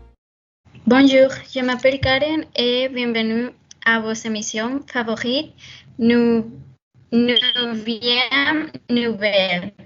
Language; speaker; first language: French; non-native, learner; Spanish